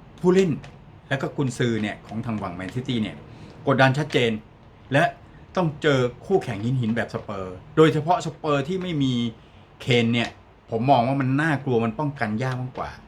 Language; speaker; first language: Thai; native; Thai